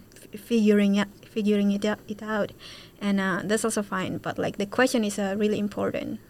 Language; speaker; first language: English; non-native, fluent; Indonesian